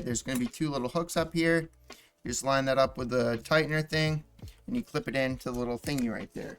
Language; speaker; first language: English; native; English